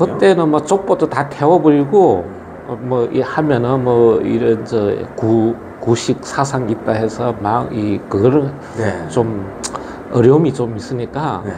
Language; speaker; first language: Korean; early bilingual, other home language; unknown